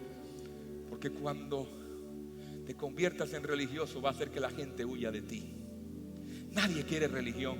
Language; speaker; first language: Spanish; native; Spanish